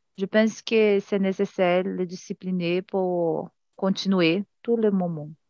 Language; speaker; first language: French; non-native, learner; Portuguese